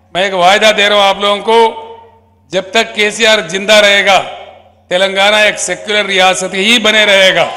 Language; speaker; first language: Hindi; non-native, local second language; Telugu